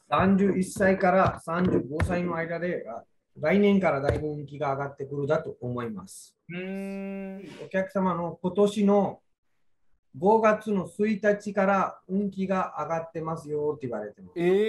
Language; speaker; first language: Japanese; non-native, fluent; Hindi